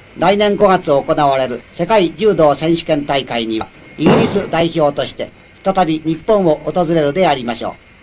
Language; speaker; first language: Japanese; native; Japanese